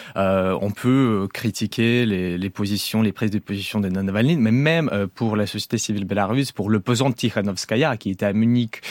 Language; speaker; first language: French; non-native, fluent; Russian